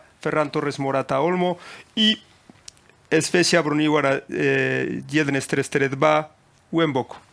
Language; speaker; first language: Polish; non-native, learner; Spanish